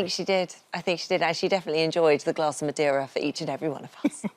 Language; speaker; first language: English; native; English